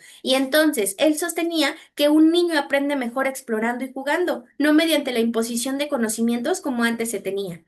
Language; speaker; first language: Spanish; native; Spanish